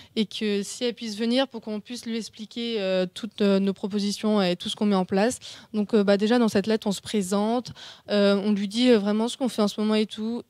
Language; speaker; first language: French; native; French